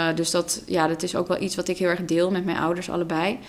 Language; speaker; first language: Dutch; non-native, local second language; Russian